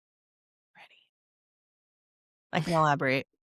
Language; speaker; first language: English; native; English